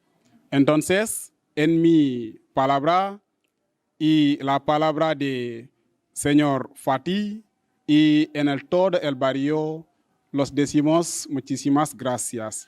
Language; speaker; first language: Spanish; non-native, learner; Wolof